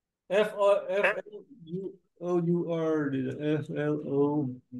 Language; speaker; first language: English; non-native, fluent; Kazakh